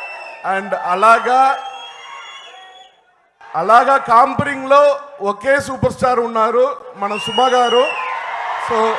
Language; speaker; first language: Telugu; non-native, learner; Tamil